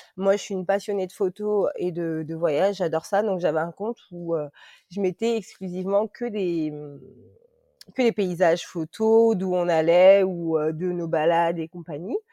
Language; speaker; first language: French; early bilingual, other home language; Lingala